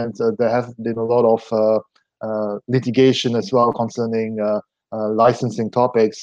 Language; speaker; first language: English; non-native, fluent; French